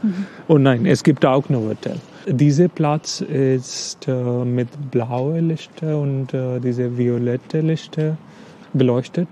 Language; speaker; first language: German; non-native, learner; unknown